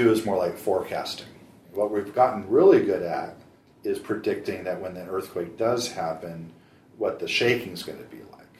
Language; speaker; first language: English; native; English